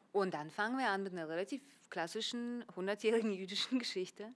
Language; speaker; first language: German; early bilingual, other home language; Russian